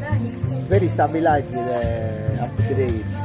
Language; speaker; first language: English; non-native, learner; Italian